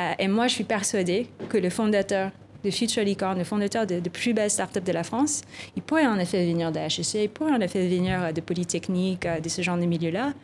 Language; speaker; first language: French; non-native, fluent; Filipino